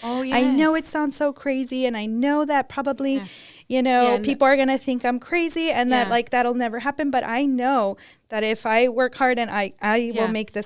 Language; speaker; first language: English; early bilingual, other home language; Spanish